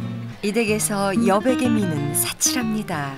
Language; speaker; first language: Korean; native; Korean